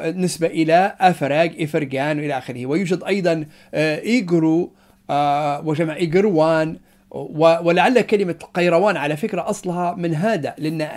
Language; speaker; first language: Arabic; non-native, local second language; Berber languages